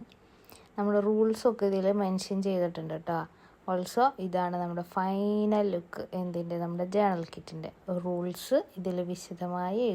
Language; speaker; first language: Malayalam; native; Malayalam